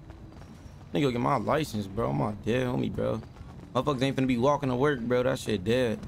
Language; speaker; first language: English; native; English